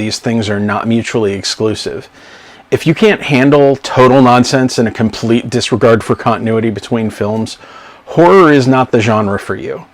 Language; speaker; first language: English; native; English